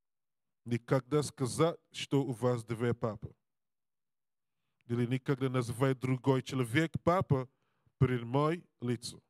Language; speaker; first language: Russian; non-native, learner; English